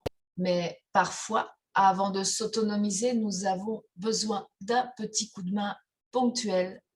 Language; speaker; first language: French; native; French